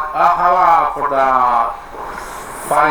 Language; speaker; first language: English; non-native, learner; Spanish